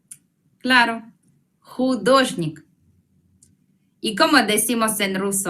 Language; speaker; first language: Spanish; non-native, fluent; Russian